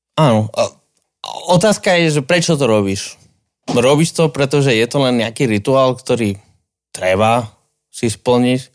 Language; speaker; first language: Slovak; non-native, fluent; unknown